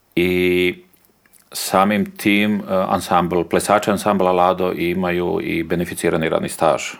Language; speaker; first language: Croatian; native; Croatian